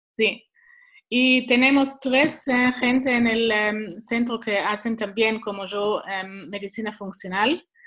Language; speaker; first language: Spanish; non-native, learner; Swiss German